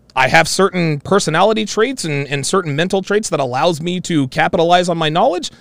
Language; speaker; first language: English; native; English